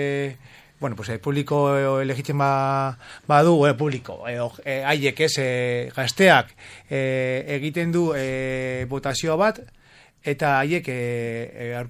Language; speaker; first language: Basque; non-native, local second language; Spanish